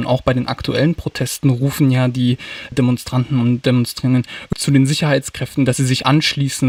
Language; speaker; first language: German; native; German